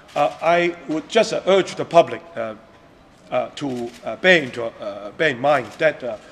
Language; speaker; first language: English; non-native, local second language; Cantonese